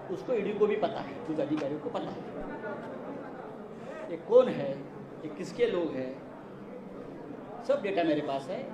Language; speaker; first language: Hindi; non-native, local second language; Marathi